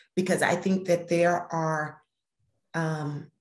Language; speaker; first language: English; native; English